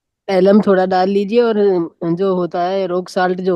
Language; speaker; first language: Hindi; native; Hindi